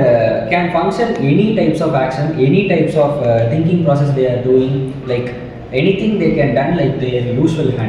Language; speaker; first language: English; non-native, local second language; Tamil